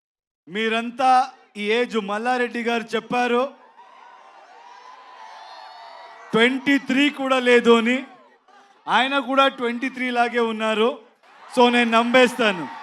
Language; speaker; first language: Telugu; non-native, learner; Kannada